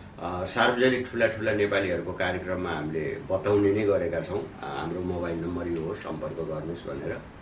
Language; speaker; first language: Nepali; native; Nepali